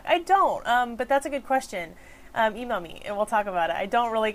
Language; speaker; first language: English; native; English